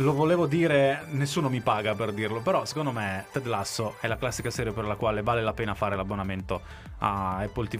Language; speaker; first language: Italian; native; Italian